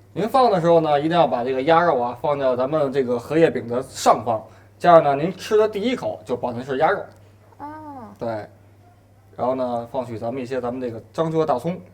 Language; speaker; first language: Chinese; native; Chinese